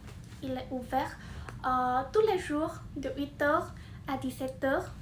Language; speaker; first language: French; non-native, fluent; Vietnamese